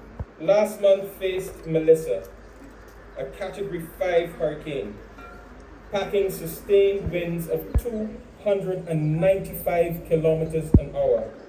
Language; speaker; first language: English; native; English